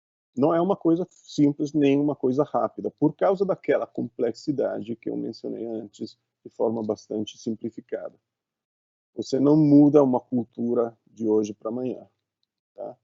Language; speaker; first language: Portuguese; non-native, fluent; Italian